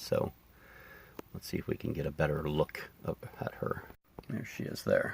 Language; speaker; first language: English; native; English